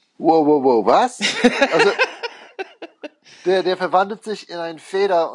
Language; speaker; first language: German; non-native, fluent; English